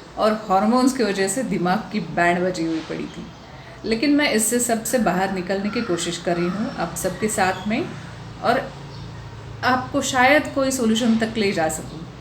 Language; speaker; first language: Hindi; non-native, local second language; Marathi